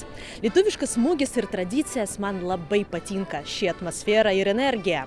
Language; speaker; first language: Lithuanian; non-native, learner; Russian